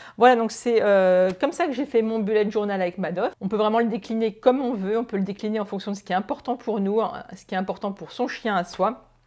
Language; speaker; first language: French; native; French